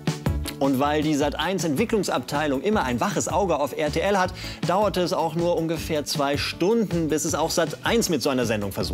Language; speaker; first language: German; native; German